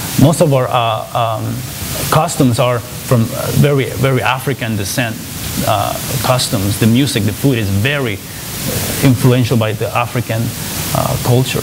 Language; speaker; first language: English; non-native, fluent; Spanish